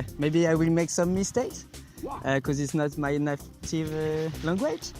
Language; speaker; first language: English; non-native, fluent; French